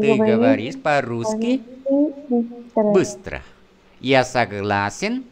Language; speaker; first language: Russian; non-native, fluent; Vietnamese